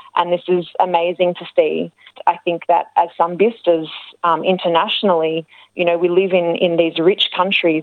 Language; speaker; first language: English; native; English